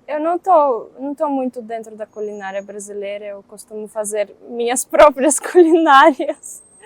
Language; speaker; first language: Portuguese; non-native, fluent; Russian